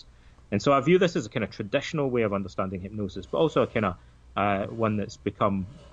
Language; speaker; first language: English; native; English